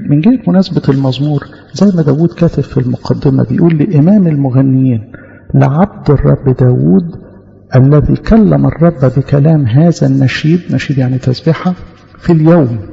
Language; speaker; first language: Arabic; native; Arabic